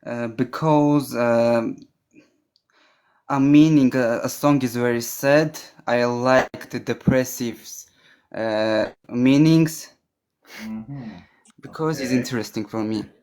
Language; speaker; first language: English; non-native, learner; Armenian